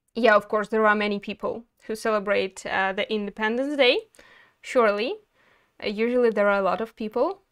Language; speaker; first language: English; non-native, fluent; Ukrainian